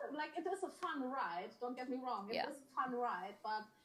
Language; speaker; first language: English; early bilingual, other home language; Polish